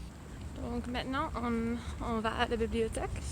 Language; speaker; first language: French; non-native, learner; English